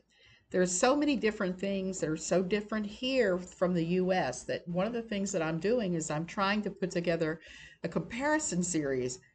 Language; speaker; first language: English; native; English